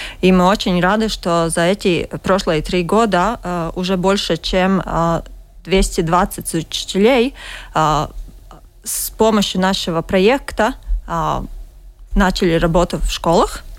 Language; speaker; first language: Russian; non-native, learner; Latvian